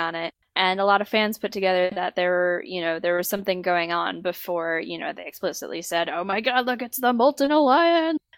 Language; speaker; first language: English; native; English